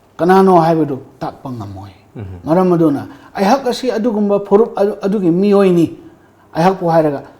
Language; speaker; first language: Manipuri; non-native, local second language; Rongmei Naga